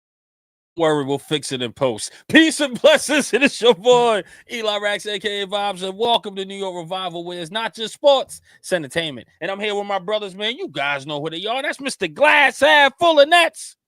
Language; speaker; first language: English; native; English